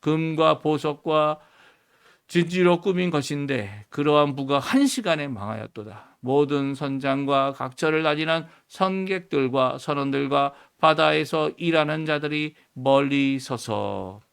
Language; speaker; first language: Korean; native; Korean